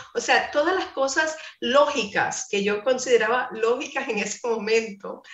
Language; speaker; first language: Spanish; non-native, fluent; English